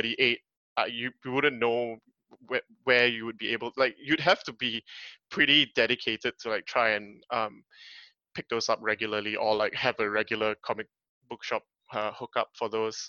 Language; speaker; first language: English; native; English